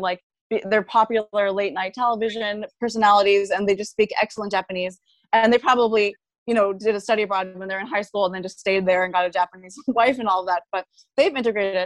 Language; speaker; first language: English; non-native, fluent; Japanese